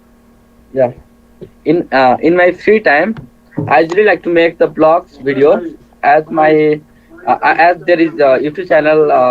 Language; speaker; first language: English; non-native, learner; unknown